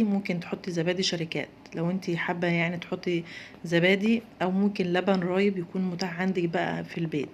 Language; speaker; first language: Arabic; native; Arabic